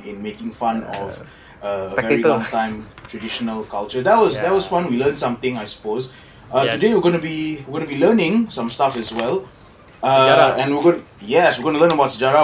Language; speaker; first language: English; non-native, local second language; Malay